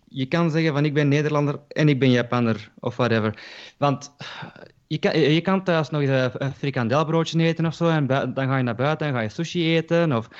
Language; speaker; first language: Dutch; early bilingual, other home language; Turkish